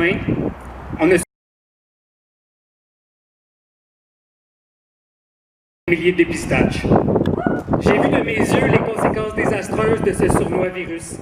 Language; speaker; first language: French; native; French